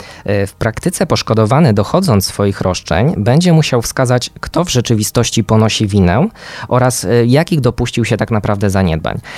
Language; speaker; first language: Polish; native; Polish